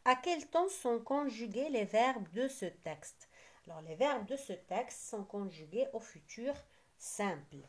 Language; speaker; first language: French; non-native, local second language; Arabic